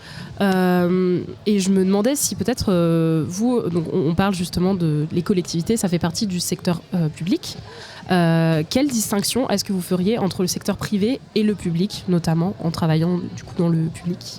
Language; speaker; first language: French; native; French